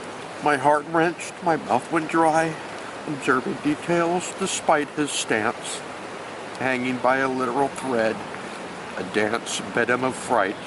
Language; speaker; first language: English; native; English